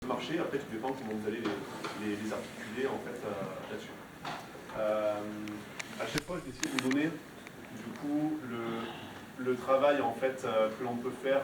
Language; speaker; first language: French; native; French